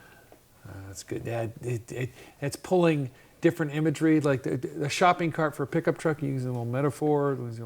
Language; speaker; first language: English; native; English